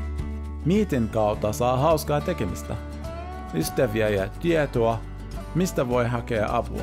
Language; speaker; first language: Finnish; non-native, fluent; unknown